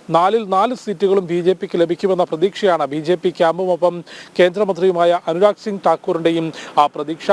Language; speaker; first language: Malayalam; native; Malayalam